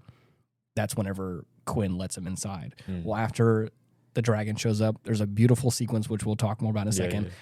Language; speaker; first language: English; native; English